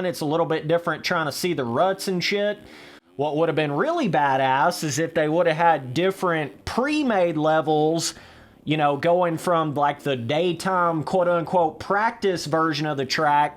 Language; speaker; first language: English; native; English